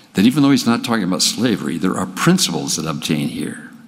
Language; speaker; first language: English; native; English